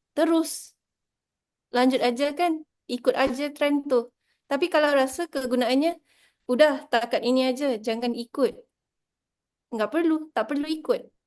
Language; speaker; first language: Malay; native; Malay